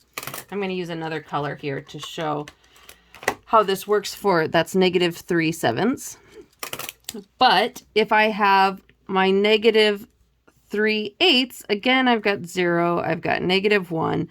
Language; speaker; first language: English; native; English